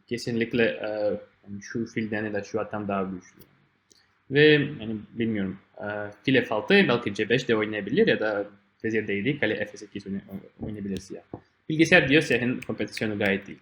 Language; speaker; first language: Turkish; non-native, fluent; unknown